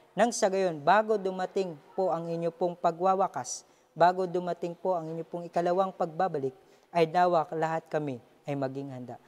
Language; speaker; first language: Filipino; native; Filipino